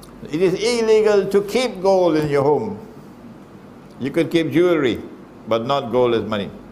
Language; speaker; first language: English; native; English